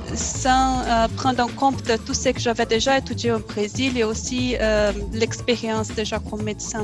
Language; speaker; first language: French; non-native, fluent; Portuguese